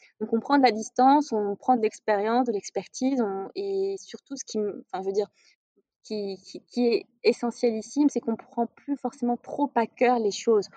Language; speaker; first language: French; non-native, local second language; Arabic